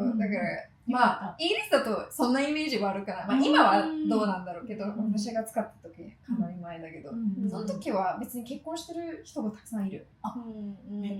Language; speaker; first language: Japanese; non-native, fluent; English